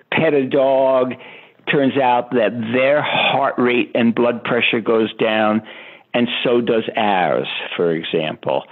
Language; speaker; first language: English; native; English